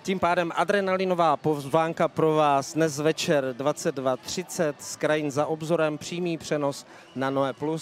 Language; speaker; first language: Czech; native; Czech